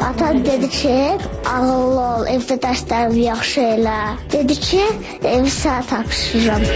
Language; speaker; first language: Azerbaijani; non-native, learner; English